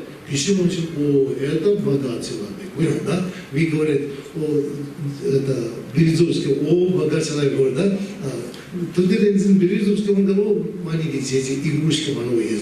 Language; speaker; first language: Russian; non-native, learner; Tibetan